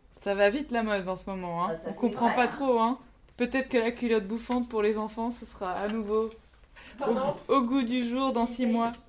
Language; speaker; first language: French; native; French